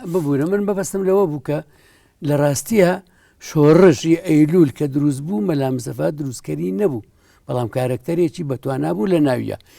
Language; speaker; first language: Central Kurdish; native; Central Kurdish